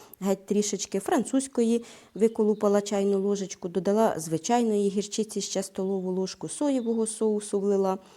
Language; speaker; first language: Ukrainian; native; Ukrainian